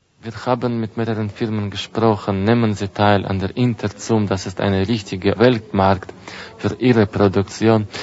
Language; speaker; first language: German; non-native, learner; Russian